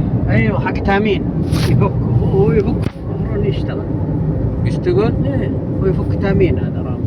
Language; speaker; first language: Arabic; non-native, learner; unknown